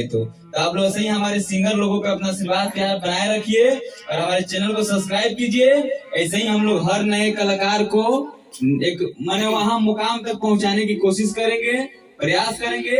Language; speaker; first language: Hindi; non-native, local second language; Bhojpuri